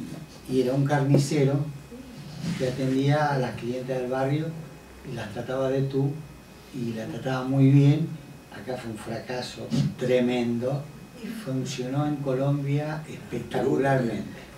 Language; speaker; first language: Spanish; native; Spanish